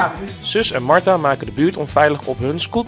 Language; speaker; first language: Dutch; native; Dutch